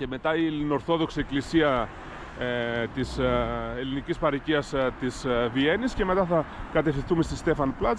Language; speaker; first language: Greek; native; Greek